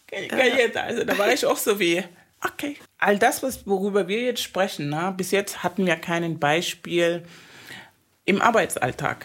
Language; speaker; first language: German; native; German